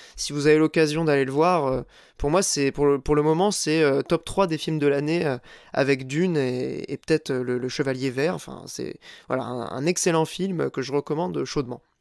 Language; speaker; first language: French; native; French